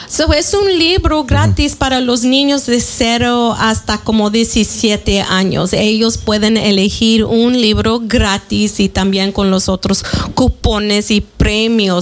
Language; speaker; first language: Spanish; early bilingual, heritage; Spanish